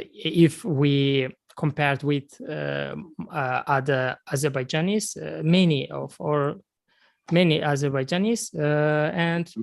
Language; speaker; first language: English; non-native, learner; Azerbaijani